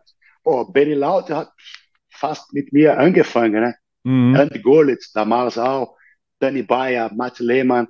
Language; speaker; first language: German; non-native, learner; Portuguese